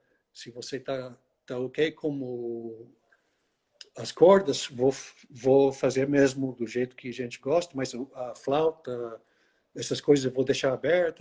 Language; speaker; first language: Portuguese; non-native, fluent; English